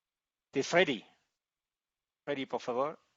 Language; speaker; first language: Spanish; non-native, learner; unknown